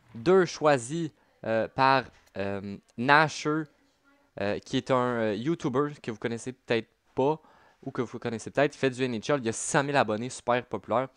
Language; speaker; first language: French; native; French